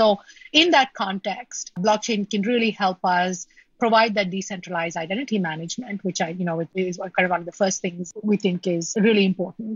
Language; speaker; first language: English; non-native, local second language; Malayalam